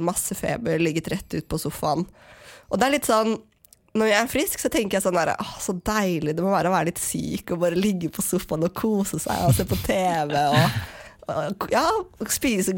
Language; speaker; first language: Norwegian; native; Norwegian